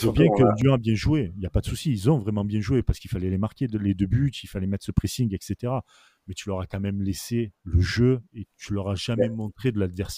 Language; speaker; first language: French; native; French